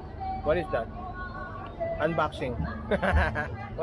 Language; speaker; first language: English; non-native, local second language; Filipino